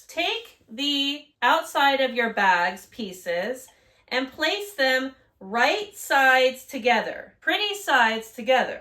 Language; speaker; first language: English; native; English